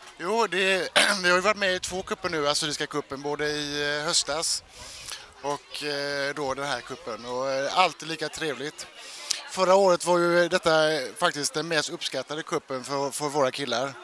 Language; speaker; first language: Swedish; native; Swedish